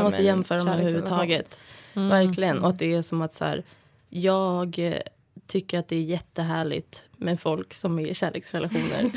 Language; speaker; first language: Swedish; native; Swedish